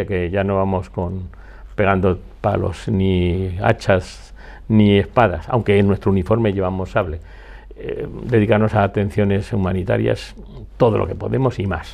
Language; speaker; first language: Spanish; native; Spanish